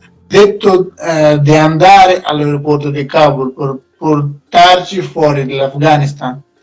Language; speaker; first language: Italian; non-native, learner; Persian